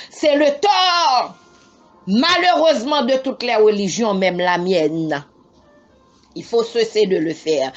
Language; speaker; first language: French; non-native, local second language; Haitian Creole